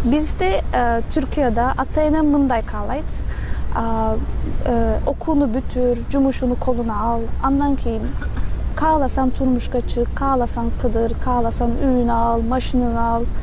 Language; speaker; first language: Kyrgyz; non-native, fluent; Turkish